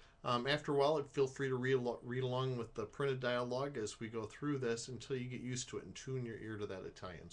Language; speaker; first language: English; native; English